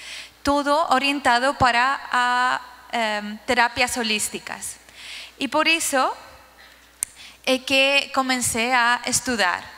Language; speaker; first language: Portuguese; non-native, learner; Spanish